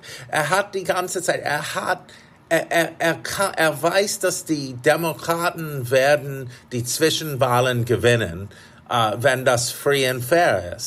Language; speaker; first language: German; non-native, fluent; English